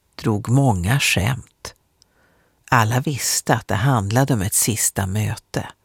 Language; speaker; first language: Swedish; native; Swedish